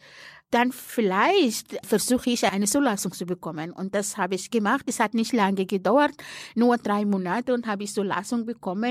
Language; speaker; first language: German; non-native, fluent; Arabic